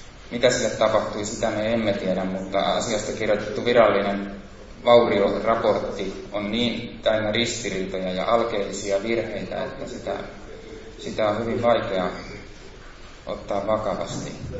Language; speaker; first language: Finnish; native; Finnish